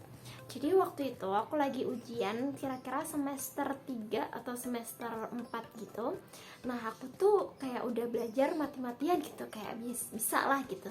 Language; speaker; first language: Indonesian; native; Indonesian